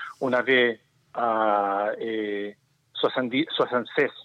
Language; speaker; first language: French; non-native, learner; Spanish